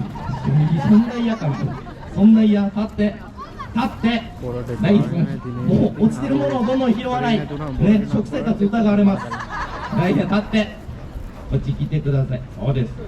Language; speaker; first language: Japanese; native; Japanese